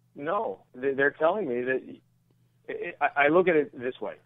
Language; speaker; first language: English; native; English